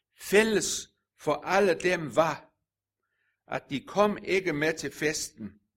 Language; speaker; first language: Danish; native; Danish